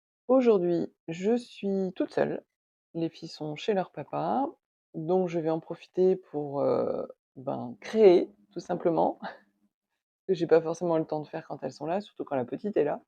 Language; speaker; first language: French; native; French